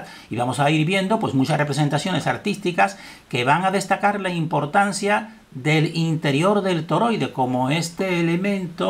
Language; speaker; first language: Spanish; native; Spanish